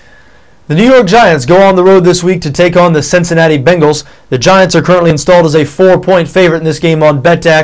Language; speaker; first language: English; native; English